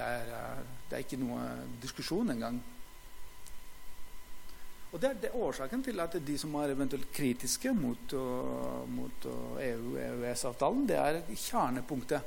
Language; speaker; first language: Norwegian; non-native, fluent; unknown